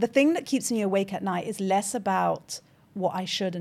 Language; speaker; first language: English; non-native, fluent; French